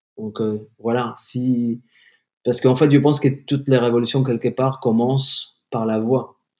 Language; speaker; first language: French; non-native, fluent; Spanish